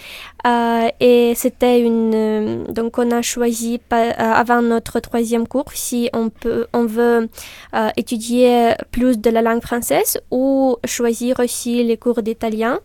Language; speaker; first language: French; non-native, fluent; Ukrainian